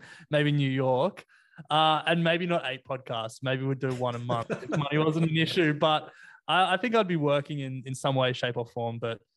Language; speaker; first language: English; native; English